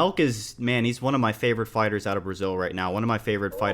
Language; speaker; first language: English; native; English